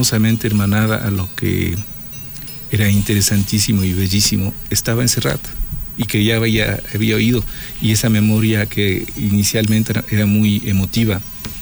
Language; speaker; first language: Spanish; native; Spanish